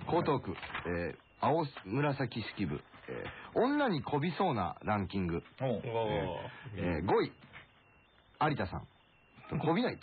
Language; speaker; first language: Japanese; native; Japanese